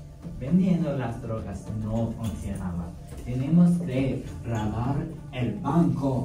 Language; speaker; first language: Spanish; non-native, learner; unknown